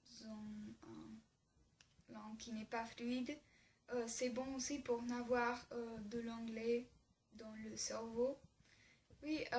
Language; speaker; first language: French; non-native, learner; English